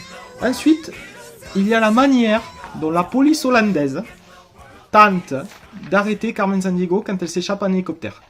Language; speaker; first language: French; native; French